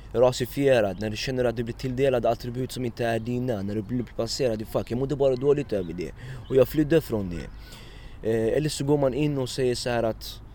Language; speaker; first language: Swedish; early bilingual, other home language; Arabic